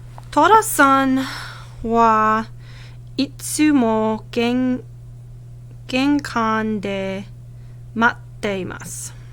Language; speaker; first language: Japanese; non-native, learner; English